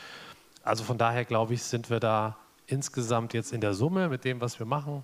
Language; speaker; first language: German; native; German